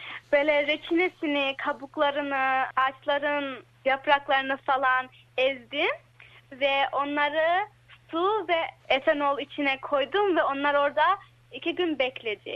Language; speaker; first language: Turkish; early bilingual, heritage; Turkish